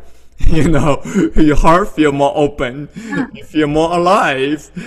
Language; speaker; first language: English; non-native, fluent; Chinese